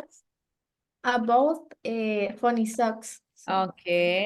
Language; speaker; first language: English; non-native, learner; Spanish